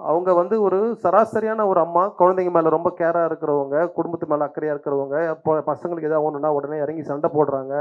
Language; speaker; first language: Tamil; native; Tamil